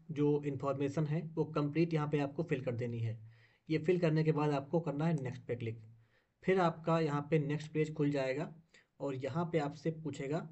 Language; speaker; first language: Hindi; native; Hindi